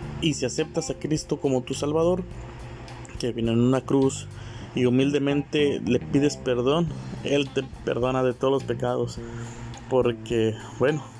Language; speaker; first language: Spanish; native; Spanish